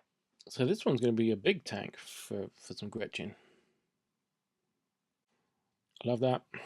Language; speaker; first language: English; native; English